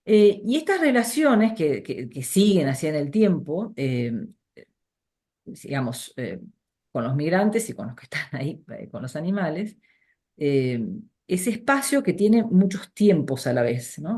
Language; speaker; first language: Spanish; native; Spanish